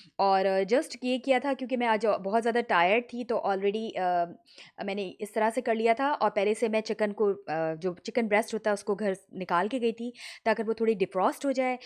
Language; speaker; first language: Urdu; native; Urdu